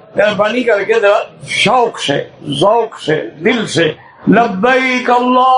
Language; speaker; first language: Urdu; non-native, local second language; Saraiki